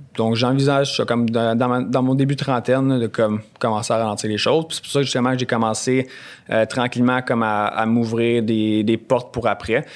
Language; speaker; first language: French; native; French